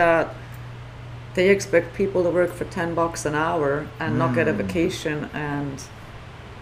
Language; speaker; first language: English; non-native, fluent; Swiss German